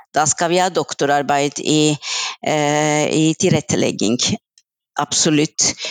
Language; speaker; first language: Norwegian; non-native, fluent; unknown